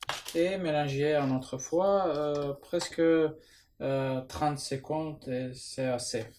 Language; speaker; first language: French; non-native, learner; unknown